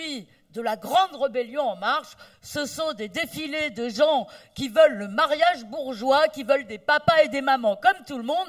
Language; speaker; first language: French; native; French